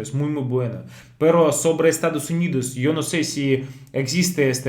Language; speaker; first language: Spanish; non-native, fluent; Russian